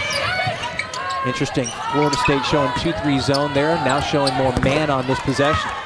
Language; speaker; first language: English; native; English